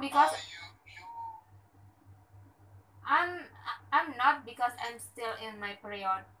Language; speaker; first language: English; non-native, learner; Indonesian